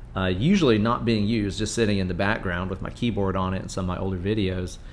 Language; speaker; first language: English; native; English